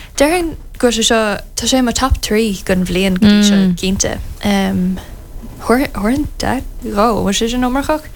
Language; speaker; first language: Irish; native; Irish